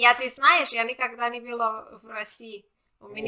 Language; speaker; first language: Russian; non-native, learner; German